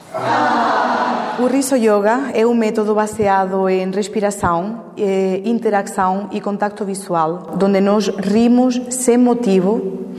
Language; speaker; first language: Portuguese; non-native, fluent; Spanish